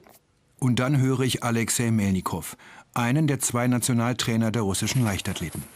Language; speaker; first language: German; native; German